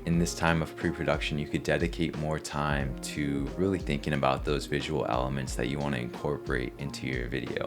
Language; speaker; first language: English; native; English